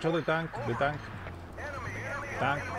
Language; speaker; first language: English; non-native, learner; Spanish